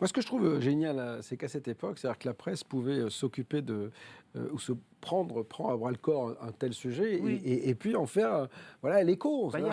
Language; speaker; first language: French; native; French